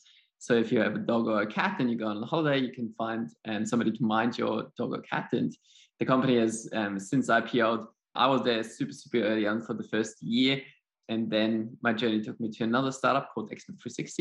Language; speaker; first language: English; non-native, fluent; German